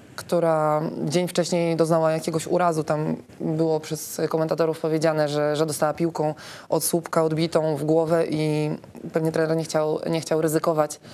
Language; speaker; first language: Polish; native; Polish